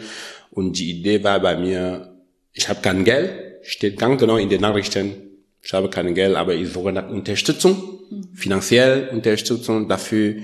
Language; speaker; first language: German; non-native, learner; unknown